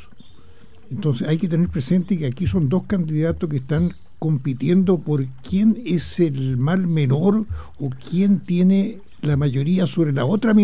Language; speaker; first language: Spanish; native; Spanish